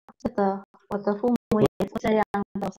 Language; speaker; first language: Chinese; non-native, learner; Indonesian